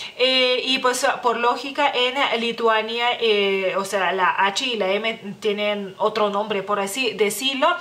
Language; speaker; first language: Spanish; non-native, fluent; Lithuanian